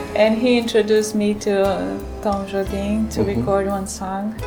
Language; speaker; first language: English; early bilingual, other home language; Portuguese